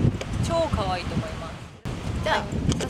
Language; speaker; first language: Japanese; native; Japanese